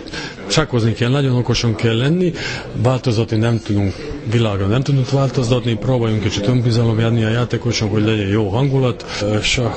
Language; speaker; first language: Hungarian; non-native, fluent; Serbian